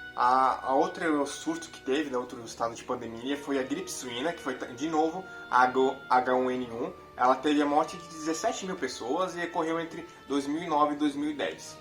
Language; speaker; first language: Portuguese; native; Portuguese